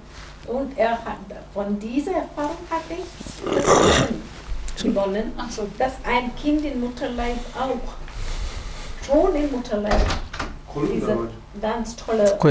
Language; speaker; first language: German; non-native, fluent; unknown